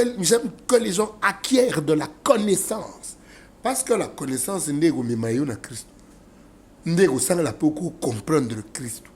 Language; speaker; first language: French; non-native, local second language; Lingala